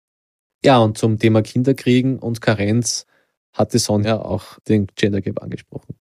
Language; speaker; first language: German; native; German